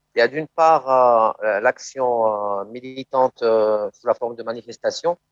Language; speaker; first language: French; non-native, local second language; Arabic